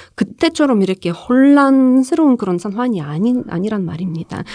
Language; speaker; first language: Korean; non-native, fluent; Ukrainian